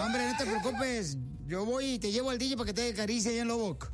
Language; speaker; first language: Spanish; native; Spanish